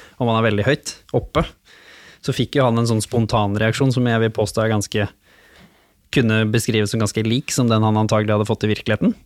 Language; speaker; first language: Norwegian; native; Norwegian